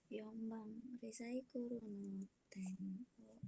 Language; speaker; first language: Japanese; non-native, learner; Indonesian